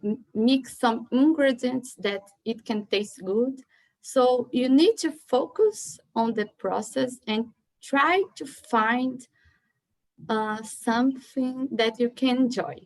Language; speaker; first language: English; non-native, learner; Portuguese